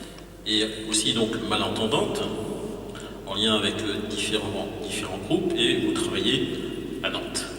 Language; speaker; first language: French; native; French